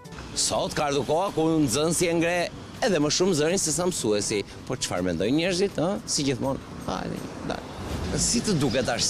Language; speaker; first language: Albanian; native; Albanian